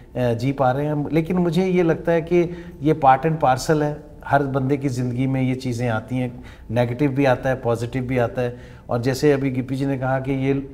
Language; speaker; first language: Hindi; non-native, local second language; Punjabi